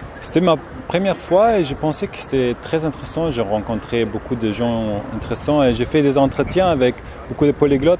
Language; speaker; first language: French; non-native, fluent; German